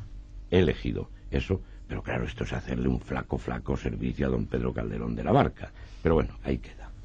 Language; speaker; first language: Spanish; native; Spanish